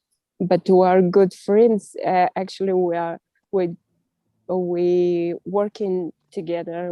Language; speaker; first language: English; non-native, learner; Russian